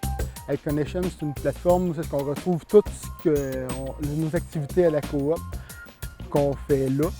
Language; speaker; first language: French; native; French